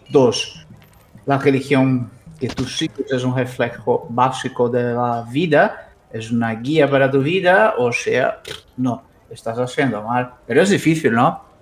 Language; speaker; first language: Spanish; non-native, fluent; Portuguese